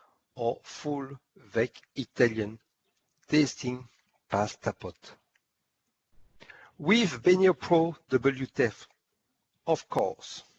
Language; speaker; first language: English; non-native, fluent; French